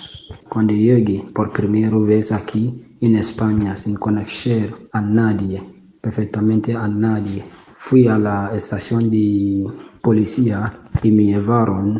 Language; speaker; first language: Spanish; non-native, learner; English